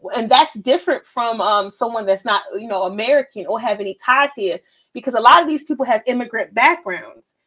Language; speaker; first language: English; native; English